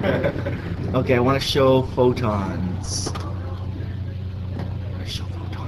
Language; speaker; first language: English; native; English